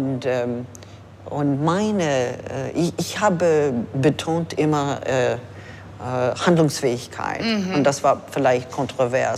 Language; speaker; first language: German; non-native, fluent; English